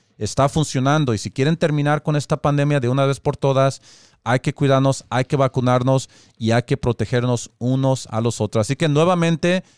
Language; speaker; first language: Spanish; early bilingual, heritage; Spanish